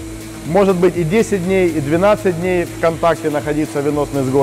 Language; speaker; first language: Russian; native; Russian